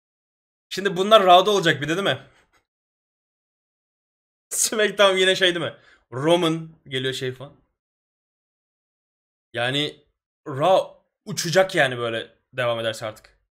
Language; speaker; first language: Turkish; native; Turkish